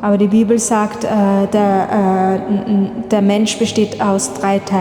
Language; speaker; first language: German; non-native, fluent; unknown